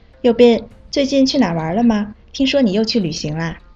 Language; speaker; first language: Chinese; native; Chinese